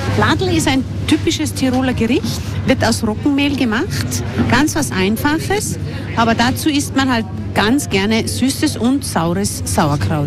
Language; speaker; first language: German; native; German